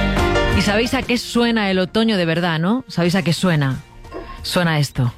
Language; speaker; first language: Spanish; native; Spanish